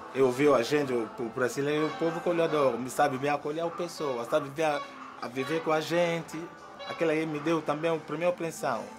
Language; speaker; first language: Portuguese; non-native, local second language; Kongo